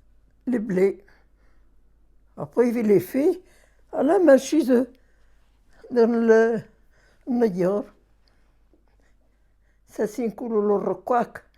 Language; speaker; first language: French; non-native, learner; Arabic